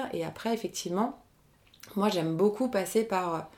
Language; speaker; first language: French; native; French